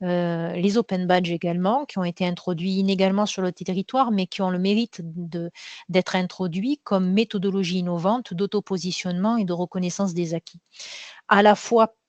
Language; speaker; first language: French; native; French